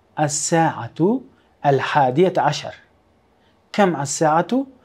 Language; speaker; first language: Arabic; non-native, fluent; Uzbek